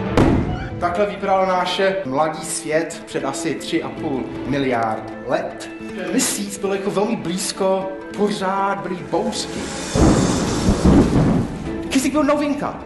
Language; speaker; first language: Czech; non-native, fluent; English